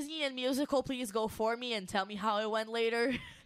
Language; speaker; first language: English; non-native, fluent; Portuguese